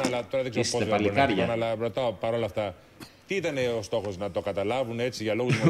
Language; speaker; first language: Greek; native; Greek